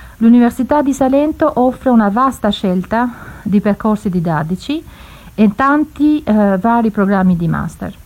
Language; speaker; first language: Italian; non-native, fluent; Albanian